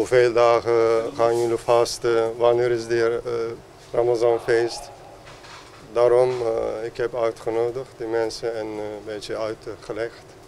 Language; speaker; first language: Dutch; non-native, learner; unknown